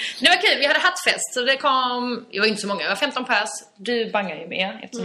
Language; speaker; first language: Swedish; native; Swedish